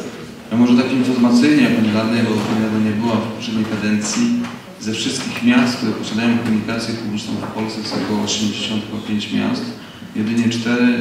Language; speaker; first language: Polish; native; Polish